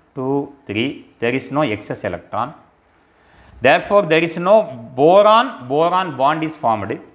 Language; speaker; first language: English; non-native, local second language; Tamil